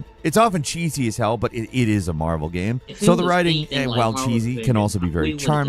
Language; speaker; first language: English; native; English